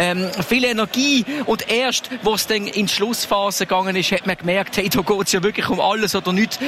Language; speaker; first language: German; native; German